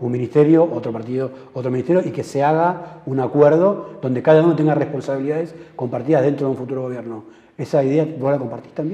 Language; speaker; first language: Spanish; native; Spanish